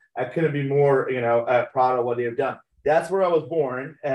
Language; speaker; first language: English; early bilingual, other home language; Persian